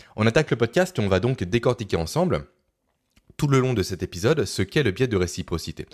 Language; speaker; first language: French; native; French